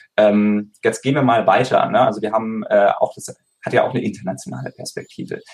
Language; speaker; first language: German; native; German